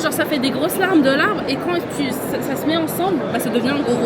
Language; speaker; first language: French; native; French